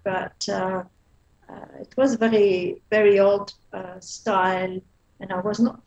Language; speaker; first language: English; non-native, fluent; Dutch